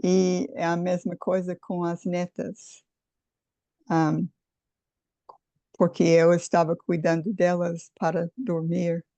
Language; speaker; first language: Portuguese; non-native, fluent; English